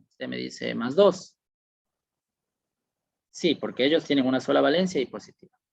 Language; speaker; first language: Spanish; native; Spanish